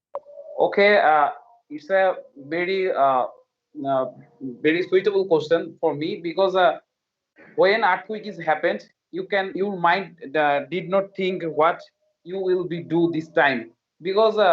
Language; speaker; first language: English; non-native, learner; Bangla